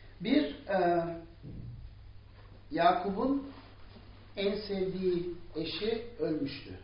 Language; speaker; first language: Turkish; non-native, fluent; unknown